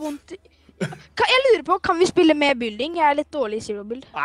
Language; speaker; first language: Norwegian; native; Norwegian